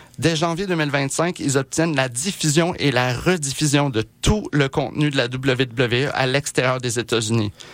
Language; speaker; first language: French; native; French